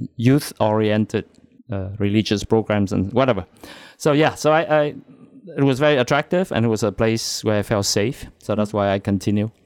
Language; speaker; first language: English; non-native, fluent; Vietnamese